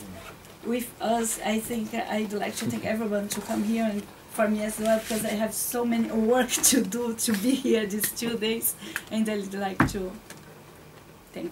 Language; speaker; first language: English; non-native, learner; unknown